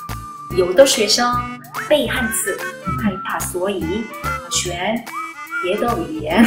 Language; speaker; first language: Chinese; non-native, learner; Korean